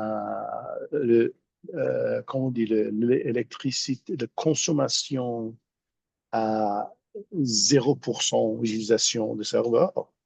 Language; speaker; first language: French; non-native, fluent; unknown